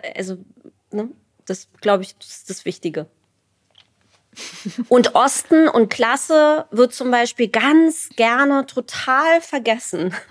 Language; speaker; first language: German; native; German